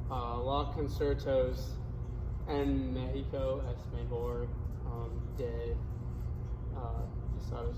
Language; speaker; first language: Spanish; non-native, learner; English